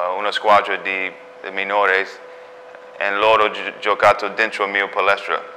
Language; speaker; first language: Italian; non-native, learner; English